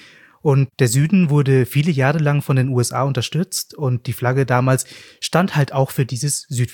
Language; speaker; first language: German; native; German